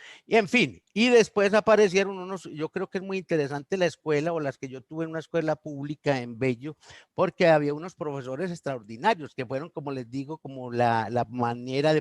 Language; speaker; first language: Spanish; native; Spanish